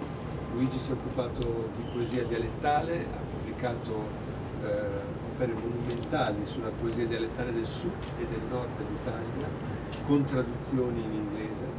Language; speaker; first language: Italian; native; Italian